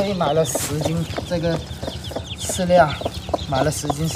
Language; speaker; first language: Chinese; native; Chinese